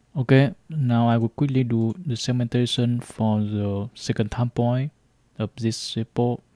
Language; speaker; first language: English; non-native, learner; Vietnamese